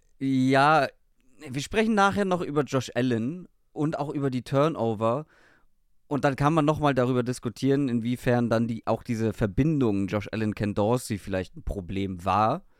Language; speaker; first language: German; native; German